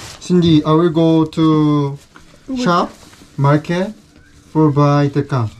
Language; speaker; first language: English; non-native, learner; Korean